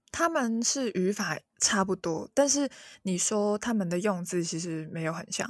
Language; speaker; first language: Chinese; non-native, local second language; Cantonese